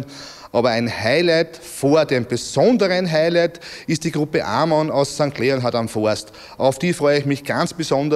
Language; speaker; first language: German; native; German